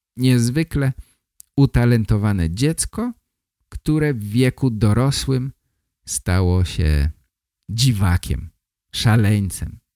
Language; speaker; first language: Polish; native; Polish